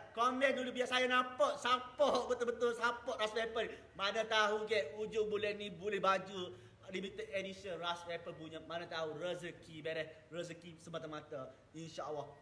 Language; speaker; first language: Malay; native; Malay